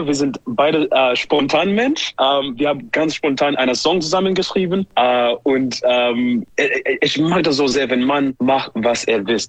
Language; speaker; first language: German; non-native, fluent; English